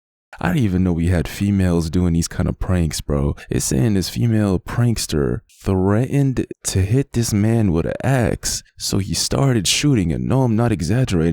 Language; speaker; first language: English; native; English